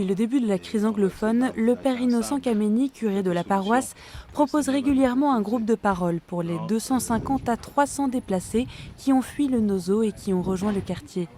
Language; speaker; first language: French; native; French